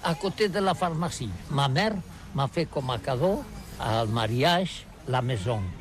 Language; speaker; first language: French; non-native, learner; Catalan